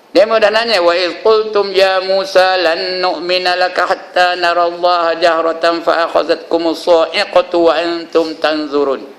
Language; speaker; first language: Malay; native; Malay